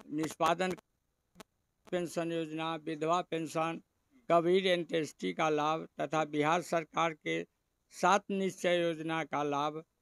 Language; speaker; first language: Hindi; native; Hindi